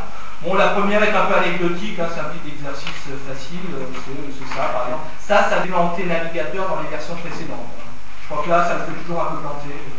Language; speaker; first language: French; native; French